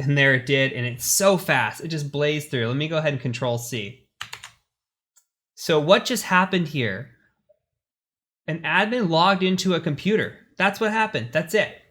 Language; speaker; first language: English; native; English